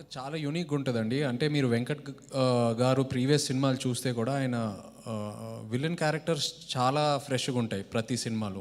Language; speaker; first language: Telugu; native; Telugu